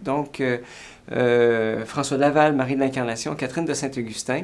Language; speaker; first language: French; native; French